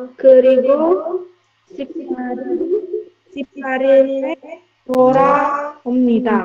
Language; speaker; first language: Korean; non-native, learner; Indonesian